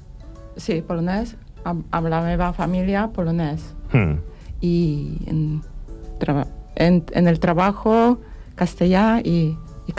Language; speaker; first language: Catalan; non-native, learner; Polish